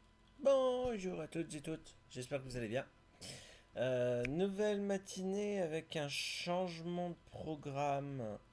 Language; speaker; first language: French; native; French